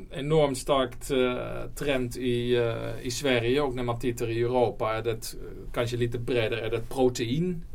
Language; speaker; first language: Swedish; non-native, fluent; Dutch